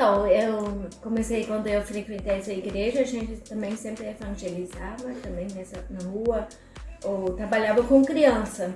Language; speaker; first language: Portuguese; non-native, fluent; German